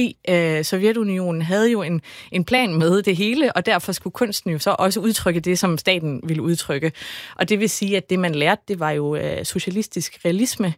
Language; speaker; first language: Danish; native; Danish